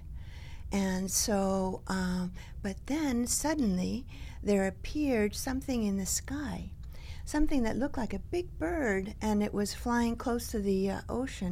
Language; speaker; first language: English; early bilingual, other home language; Spanish